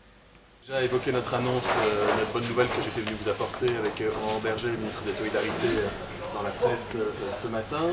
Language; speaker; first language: French; native; French